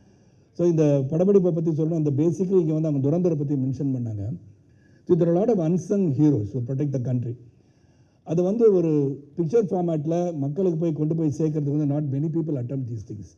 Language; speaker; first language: Tamil; native; Tamil